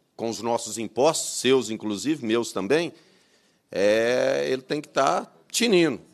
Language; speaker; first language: Portuguese; native; Portuguese